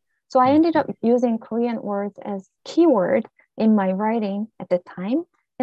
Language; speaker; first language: English; non-native, fluent; Korean